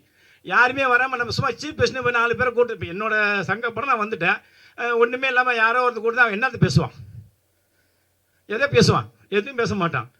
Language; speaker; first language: Tamil; native; Tamil